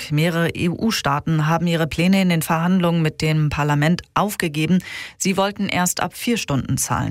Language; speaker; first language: German; native; German